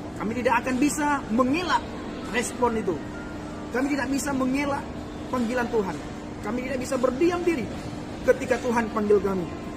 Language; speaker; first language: Indonesian; non-native, local second language; Achinese